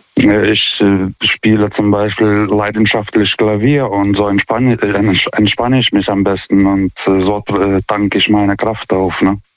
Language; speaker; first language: German; non-native, fluent; Lithuanian